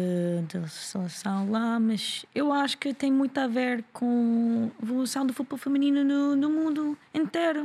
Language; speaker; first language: Portuguese; non-native, learner; English